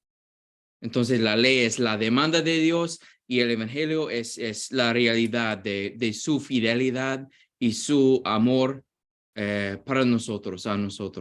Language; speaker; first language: Spanish; non-native, fluent; English